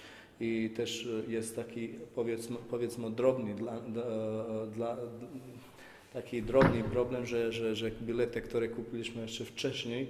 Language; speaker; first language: Polish; non-native, fluent; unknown